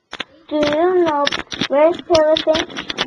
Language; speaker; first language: English; non-native, learner; Korean